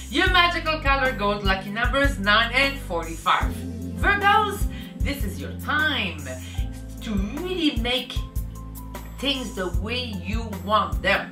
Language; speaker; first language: English; native; English